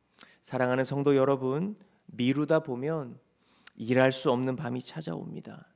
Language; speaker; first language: Korean; native; Korean